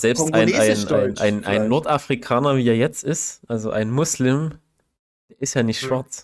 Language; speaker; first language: German; native; German